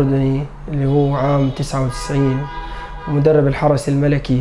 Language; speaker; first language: Arabic; native; Arabic